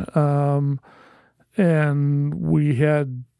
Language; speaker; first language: English; native; English